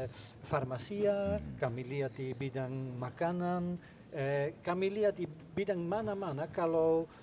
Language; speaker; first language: Indonesian; non-native, fluent; Dutch